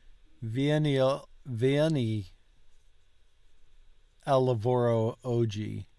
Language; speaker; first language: Italian; non-native, learner; English